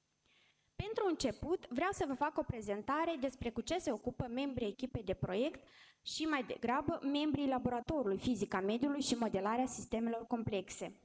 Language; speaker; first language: Romanian; native; Romanian